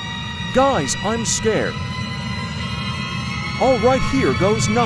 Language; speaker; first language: English; native; English